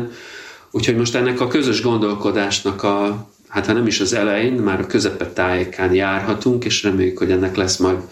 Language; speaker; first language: Hungarian; native; Hungarian